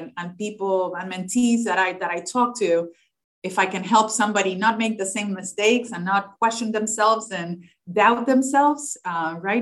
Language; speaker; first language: English; non-native, fluent; Spanish